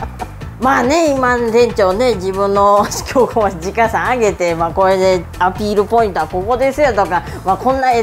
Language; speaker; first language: Japanese; native; Japanese